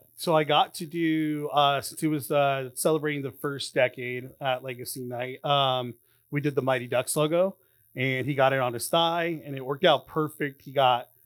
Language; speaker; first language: English; native; English